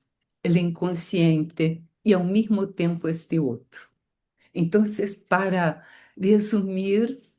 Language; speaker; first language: Portuguese; non-native, fluent; Spanish